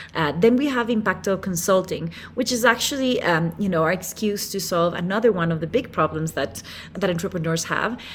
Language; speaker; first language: English; non-native, fluent; Spanish